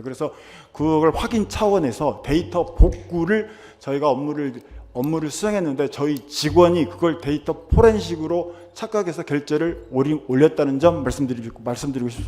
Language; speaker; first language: Korean; native; Korean